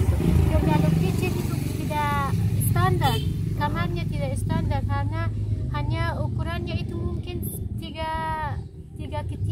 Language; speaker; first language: Indonesian; non-native, learner; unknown